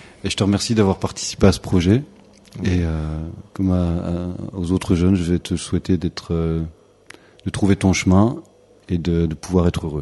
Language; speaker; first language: French; native; French